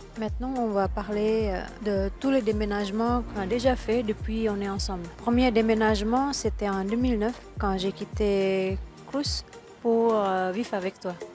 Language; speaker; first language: French; non-native, fluent; Indonesian